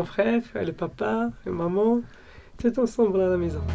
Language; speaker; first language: French; non-native, learner; Arabic